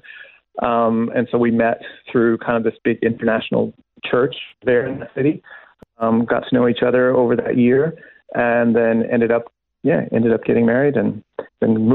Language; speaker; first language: English; native; English